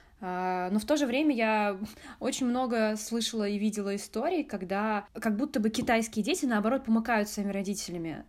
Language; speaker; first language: Russian; native; Russian